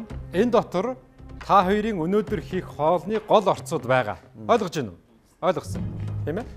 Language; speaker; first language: Mongolian; native; Mongolian